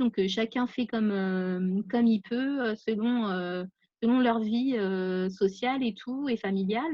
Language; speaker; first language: French; native; French